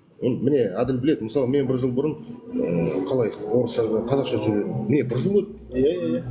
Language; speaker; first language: Kazakh; non-native, local second language; Russian